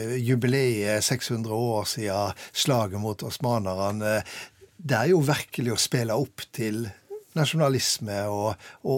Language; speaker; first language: Norwegian; native; Norwegian